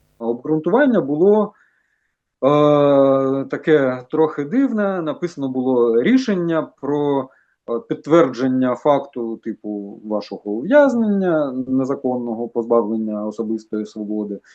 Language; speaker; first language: Ukrainian; non-native, local second language; Russian